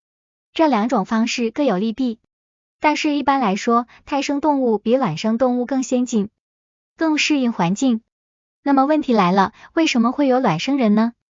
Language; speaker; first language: Chinese; native; Chinese